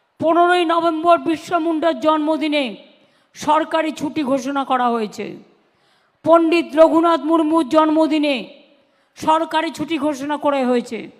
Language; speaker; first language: Bangla; native; Bangla